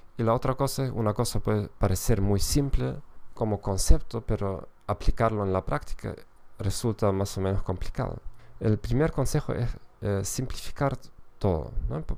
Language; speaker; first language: Spanish; non-native, fluent; German